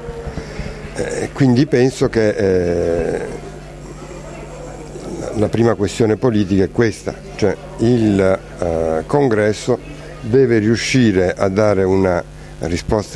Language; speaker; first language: Italian; native; Italian